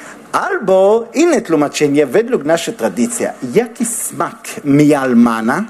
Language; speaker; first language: Polish; non-native, learner; Hebrew